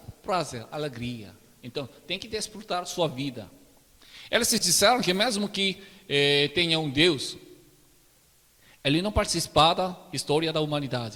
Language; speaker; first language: Portuguese; non-native, learner; Korean